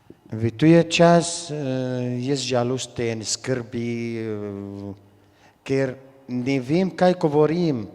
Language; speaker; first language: Slovenian; non-native, learner; Arabic